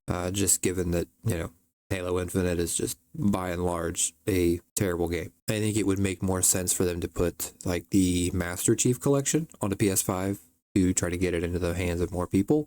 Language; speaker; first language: English; native; English